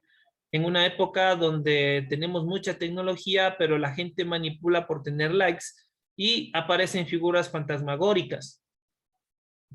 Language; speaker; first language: Spanish; native; Spanish